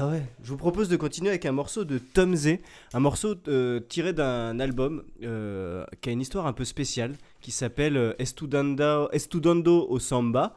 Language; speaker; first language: French; native; French